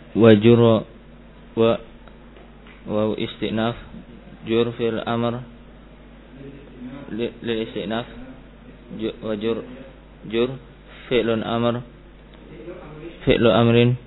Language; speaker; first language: Arabic; non-native, learner; Indonesian